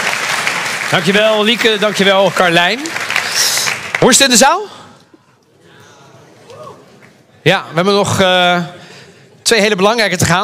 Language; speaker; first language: Dutch; native; Dutch